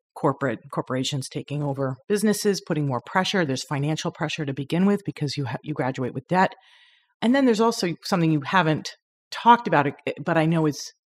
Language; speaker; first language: English; native; English